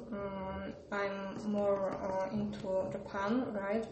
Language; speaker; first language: English; non-native, learner; Polish